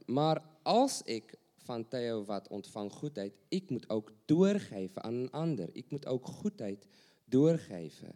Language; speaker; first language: Dutch; non-native, learner; English